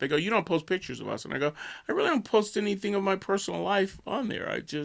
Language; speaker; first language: English; native; English